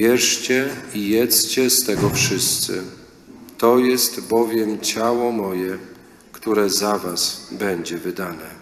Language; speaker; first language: Polish; native; Polish